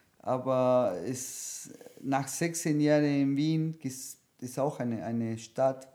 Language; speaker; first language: German; non-native, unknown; Spanish